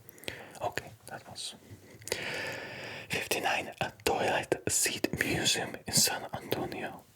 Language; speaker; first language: English; non-native, fluent; Polish